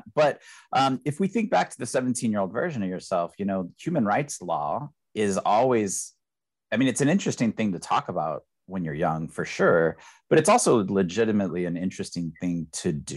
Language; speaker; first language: English; native; English